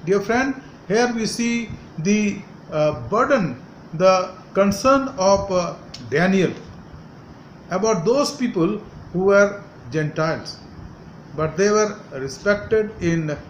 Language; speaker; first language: English; non-native, local second language; Hindi